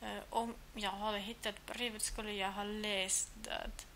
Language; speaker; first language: Swedish; non-native, learner; German